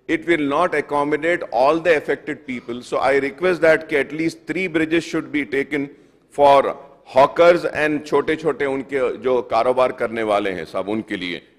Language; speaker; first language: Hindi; non-native, local second language; Urdu